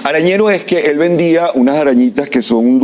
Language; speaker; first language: Spanish; native; Spanish